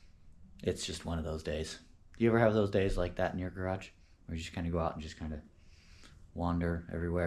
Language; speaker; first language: English; native; English